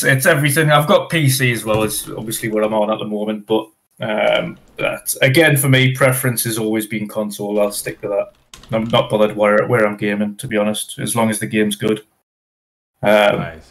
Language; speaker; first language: English; native; English